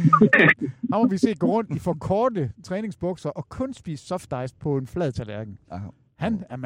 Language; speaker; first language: Danish; native; Danish